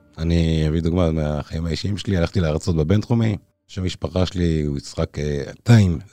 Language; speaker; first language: Hebrew; early bilingual, other home language; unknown